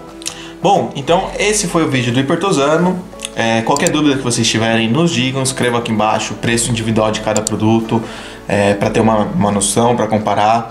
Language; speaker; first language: Portuguese; native; Portuguese